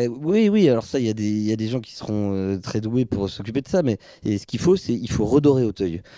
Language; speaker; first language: French; native; French